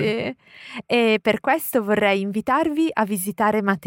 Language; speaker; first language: Italian; native; Italian